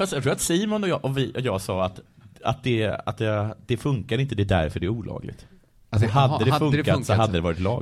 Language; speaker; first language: Swedish; native; Swedish